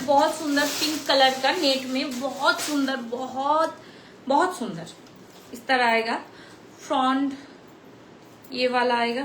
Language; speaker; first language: Hindi; non-native, local second language; Bangla